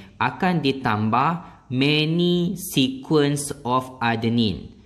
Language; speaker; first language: English; non-native, local second language; Malay